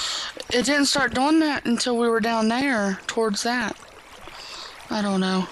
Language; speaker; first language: English; native; English